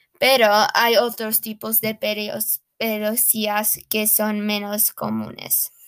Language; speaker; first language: Spanish; non-native, learner; English